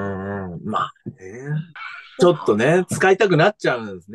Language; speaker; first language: Japanese; native; Japanese